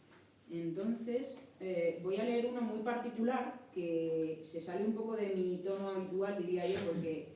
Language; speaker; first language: Spanish; native; Spanish